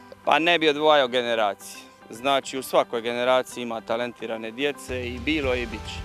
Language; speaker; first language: Croatian; native; Croatian